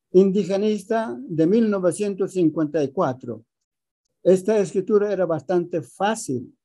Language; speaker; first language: Spanish; early bilingual, other home language; Aymara